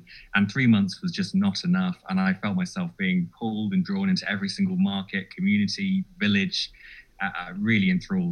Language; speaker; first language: English; native; English